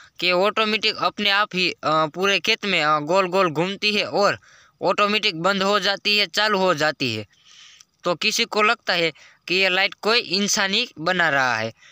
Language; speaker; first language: Hindi; non-native, local second language; Gujarati